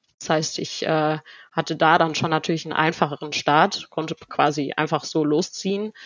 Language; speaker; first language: German; native; German